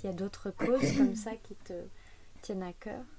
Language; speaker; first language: French; native; French